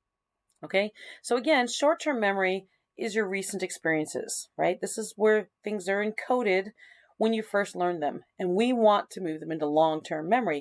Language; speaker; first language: English; native; English